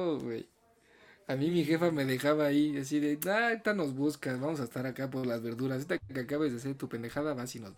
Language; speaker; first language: Spanish; native; Spanish